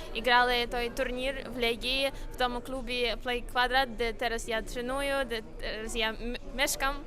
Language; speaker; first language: Polish; non-native, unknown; Ukrainian